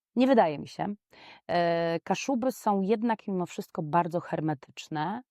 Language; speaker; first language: Polish; native; Polish